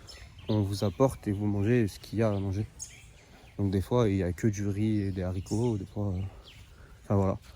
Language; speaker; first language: French; native; French